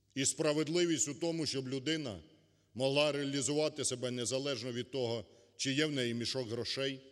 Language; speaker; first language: Ukrainian; native; Ukrainian